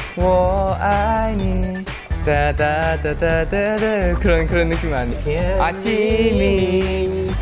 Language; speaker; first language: Korean; non-native, learner; Thai